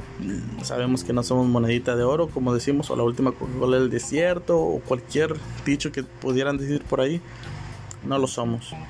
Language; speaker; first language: Spanish; native; Spanish